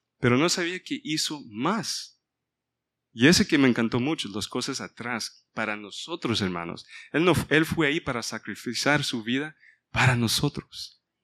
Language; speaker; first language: Spanish; early bilingual, heritage; Spanish